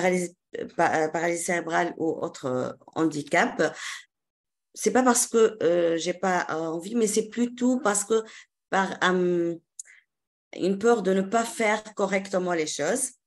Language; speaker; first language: French; non-native, local second language; Arabic